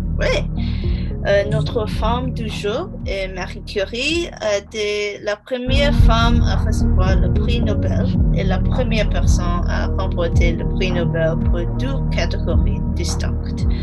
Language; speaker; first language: French; non-native, learner; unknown